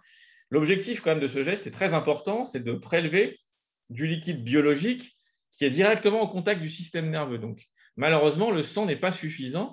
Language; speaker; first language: French; native; French